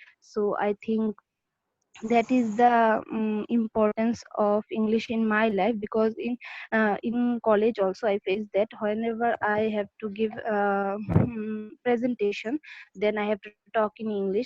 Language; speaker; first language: English; non-native, learner; Bangla